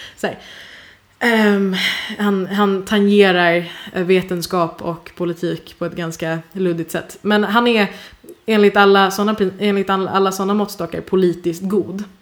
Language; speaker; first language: Swedish; early bilingual, other home language; Persian